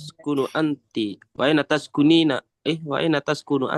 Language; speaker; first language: Arabic; non-native, learner; Indonesian